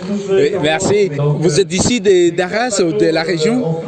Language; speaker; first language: French; non-native, learner; Spanish